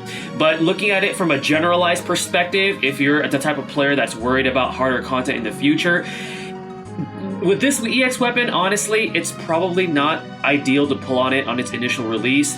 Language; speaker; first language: English; native; English